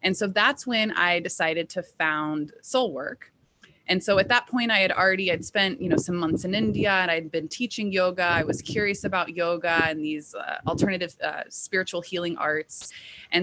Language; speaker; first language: English; native; English